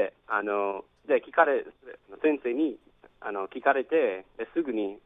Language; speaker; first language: Japanese; non-native, fluent; English